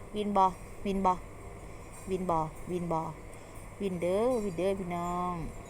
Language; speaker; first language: Thai; native; Thai